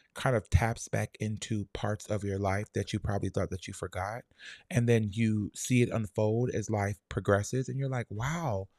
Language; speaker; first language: English; native; English